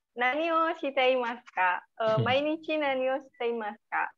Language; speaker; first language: Japanese; non-native, learner; Indonesian